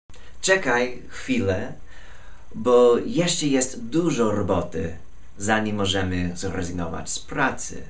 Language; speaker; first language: Polish; non-native, fluent; English